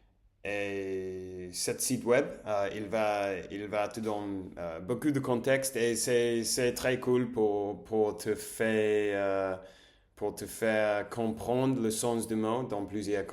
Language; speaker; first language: French; non-native, learner; English